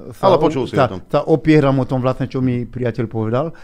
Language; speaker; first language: Slovak; non-native, fluent; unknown